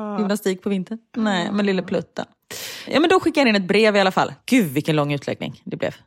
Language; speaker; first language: Swedish; native; Swedish